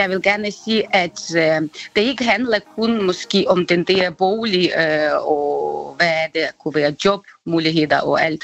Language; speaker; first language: Danish; non-native, fluent; Ukrainian